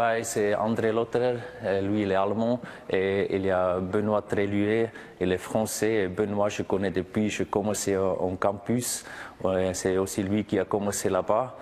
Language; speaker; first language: French; non-native, local second language; German